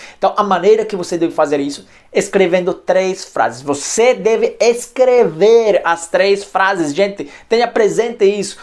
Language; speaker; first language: Portuguese; non-native, fluent; Spanish